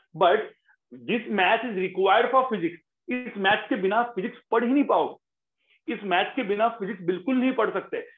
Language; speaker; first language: Hindi; non-native, local second language; Marathi